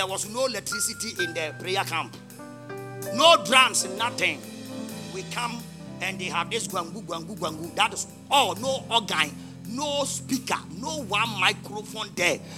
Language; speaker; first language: English; non-native, local second language; Akan